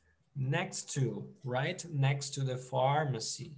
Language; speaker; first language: English; non-native, fluent; Portuguese